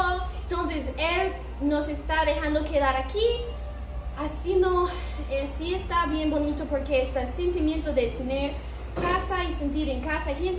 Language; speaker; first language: Spanish; non-native, fluent; English